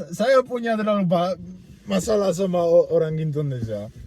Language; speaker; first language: Indonesian; non-native, learner; Polish